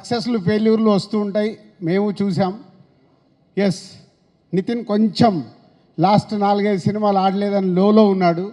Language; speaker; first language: Telugu; native; Telugu